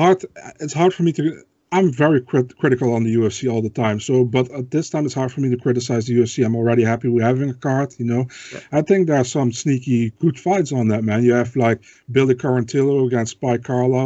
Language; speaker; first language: English; non-native, fluent; Dutch